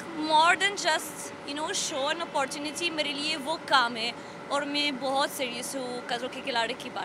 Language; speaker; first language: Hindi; non-native, learner; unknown